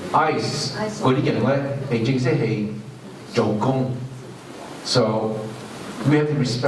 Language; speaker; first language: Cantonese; early bilingual, heritage; English